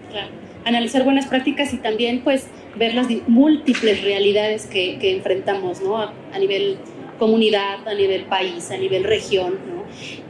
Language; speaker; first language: Spanish; native; Spanish